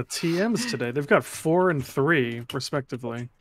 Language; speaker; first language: English; native; English